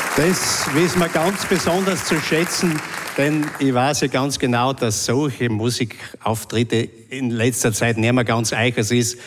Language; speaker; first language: German; native; German